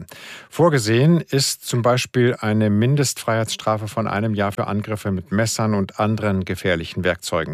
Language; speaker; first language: German; native; German